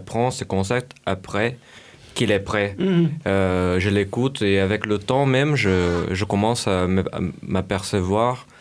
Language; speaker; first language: French; non-native, fluent; Portuguese